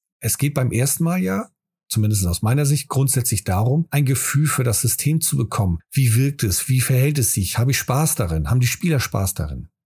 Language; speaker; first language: German; native; German